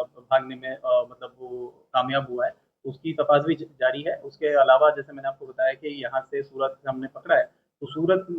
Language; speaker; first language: Hindi; non-native, local second language; Gujarati